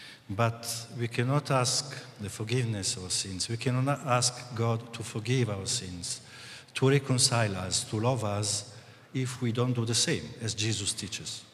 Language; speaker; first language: English; non-native, fluent; Italian